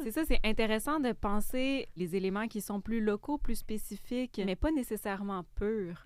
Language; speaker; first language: French; native; French